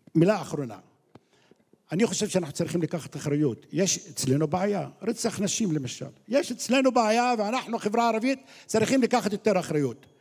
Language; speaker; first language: Hebrew; non-native, local second language; Arabic